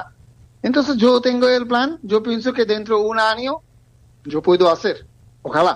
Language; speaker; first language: Spanish; non-native, learner; Bangla